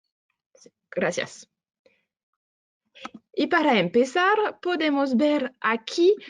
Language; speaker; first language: Spanish; non-native, fluent; French